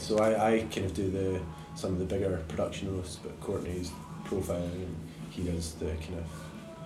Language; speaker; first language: English; native; English